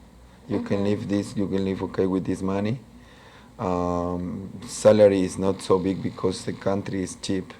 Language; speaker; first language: English; non-native, local second language; Spanish